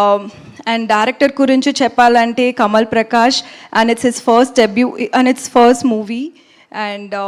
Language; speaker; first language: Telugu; non-native, learner; Tamil